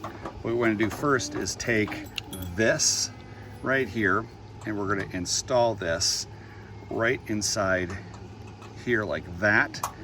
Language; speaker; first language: English; native; English